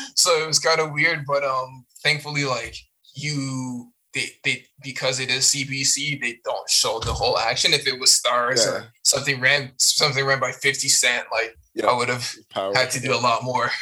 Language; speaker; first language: English; non-native, fluent; French